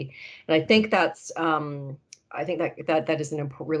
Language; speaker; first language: English; native; English